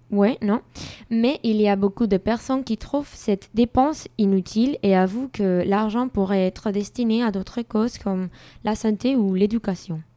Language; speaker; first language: French; non-native, fluent; Spanish